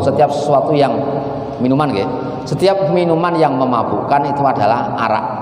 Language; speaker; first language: Indonesian; native; Indonesian